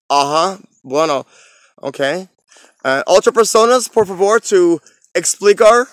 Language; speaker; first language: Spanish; non-native, learner; English